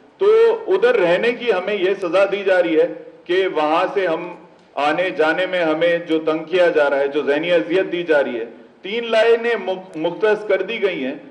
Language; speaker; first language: Urdu; native; Urdu